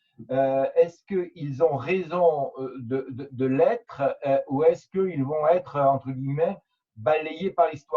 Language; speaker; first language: French; native; French